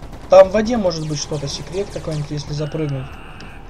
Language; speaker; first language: Russian; native; Russian